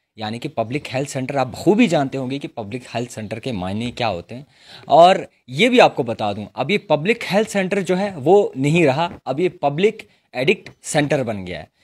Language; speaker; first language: Urdu; non-native, local second language; Kashmiri